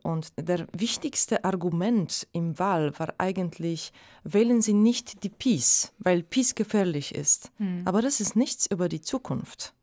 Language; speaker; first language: German; non-native, fluent; Polish